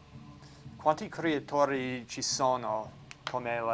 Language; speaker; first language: Italian; non-native, learner; English